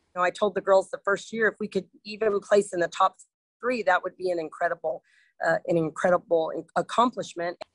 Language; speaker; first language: English; native; English